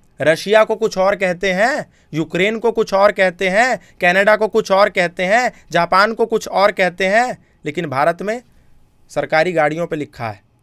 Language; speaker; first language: Hindi; native; Hindi